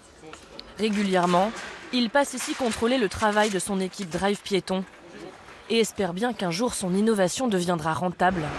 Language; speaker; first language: French; native; French